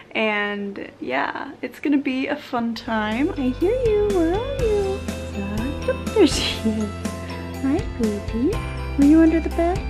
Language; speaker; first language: English; native; English